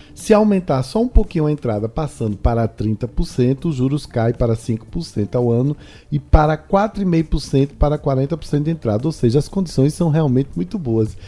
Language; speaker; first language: Portuguese; native; Portuguese